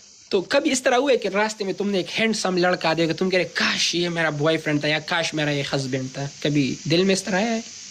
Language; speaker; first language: Urdu; non-native, local second language; Pashto